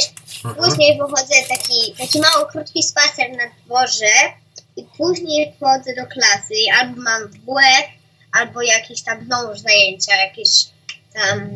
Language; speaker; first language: Polish; early bilingual, heritage; Polish